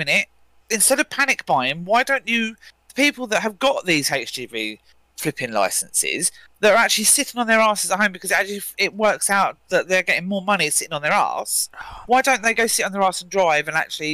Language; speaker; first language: English; native; English